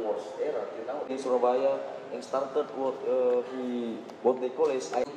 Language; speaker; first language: English; non-native, fluent; Indonesian